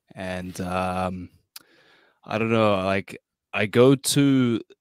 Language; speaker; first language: English; native; English